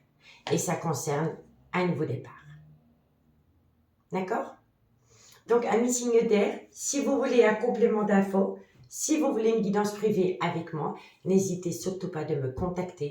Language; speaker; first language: French; native; French